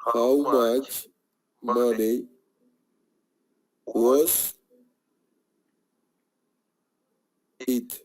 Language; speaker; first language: English; non-native, learner; Spanish